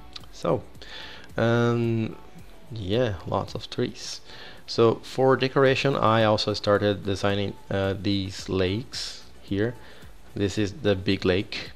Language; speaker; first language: English; non-native, fluent; Portuguese